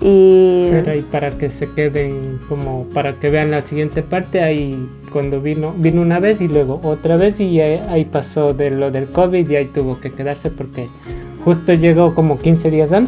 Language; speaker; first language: Spanish; native; Spanish